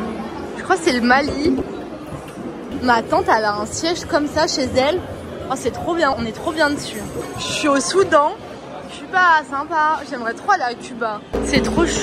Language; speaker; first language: French; native; French